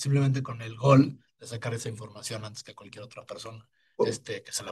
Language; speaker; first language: Spanish; native; Spanish